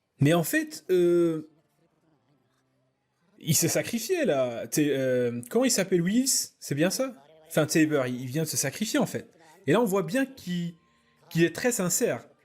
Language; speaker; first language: French; native; French